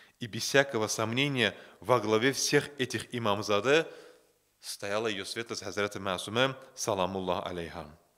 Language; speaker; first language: Russian; non-native, local second language; Azerbaijani